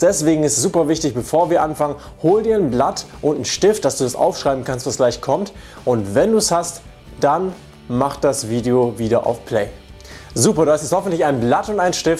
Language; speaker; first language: German; native; German